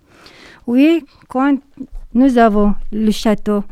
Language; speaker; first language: French; non-native, learner; Arabic